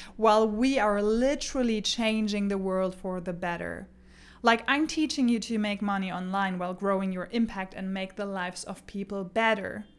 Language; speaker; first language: English; non-native, fluent; German